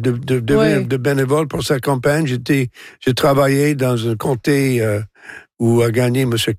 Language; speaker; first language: French; non-native, local second language; English